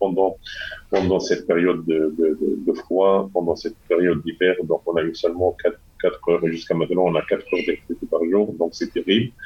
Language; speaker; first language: French; non-native, fluent; Arabic